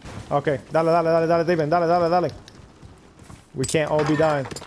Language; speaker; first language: English; early bilingual, other home language; Spanish